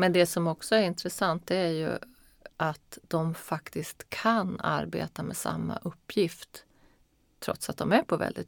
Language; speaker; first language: Swedish; native; Swedish